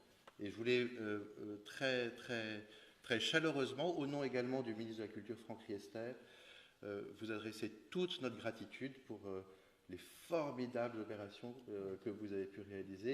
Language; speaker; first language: French; native; French